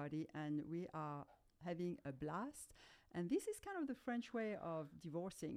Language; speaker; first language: English; non-native, fluent; French